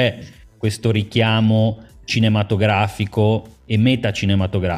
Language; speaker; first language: Italian; native; Italian